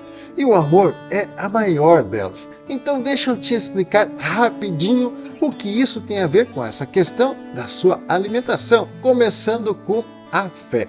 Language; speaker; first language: Portuguese; native; Portuguese